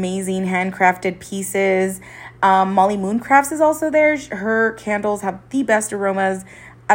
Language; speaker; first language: English; native; English